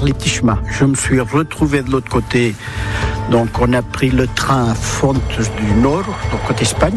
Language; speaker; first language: French; early bilingual, other home language; Portuguese